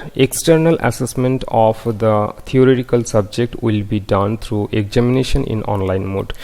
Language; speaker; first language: English; non-native, local second language; Bangla